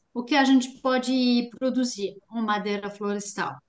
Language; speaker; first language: Portuguese; non-native, fluent; French